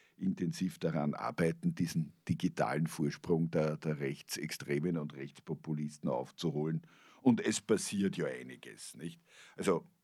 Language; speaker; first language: German; native; German